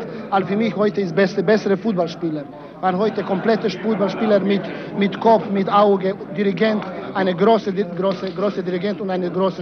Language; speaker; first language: German; non-native, learner; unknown